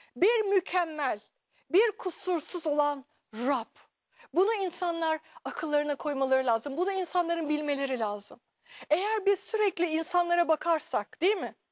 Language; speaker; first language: Turkish; native; Turkish